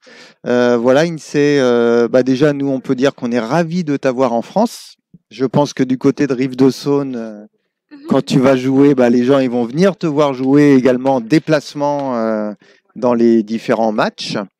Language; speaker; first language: French; native; French